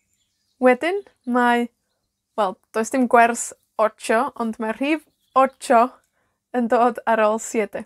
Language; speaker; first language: Welsh; native; Welsh